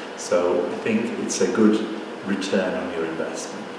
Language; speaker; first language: English; native; English